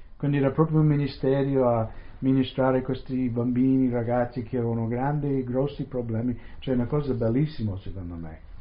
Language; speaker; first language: Italian; non-native, fluent; English